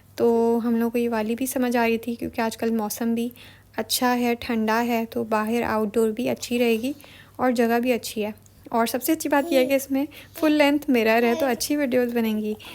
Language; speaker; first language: Urdu; native; Urdu